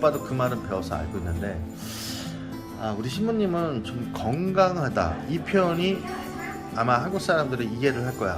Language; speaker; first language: Korean; non-native, fluent; Vietnamese